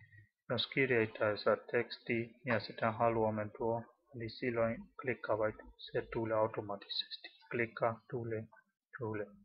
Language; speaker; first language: Finnish; non-native, learner; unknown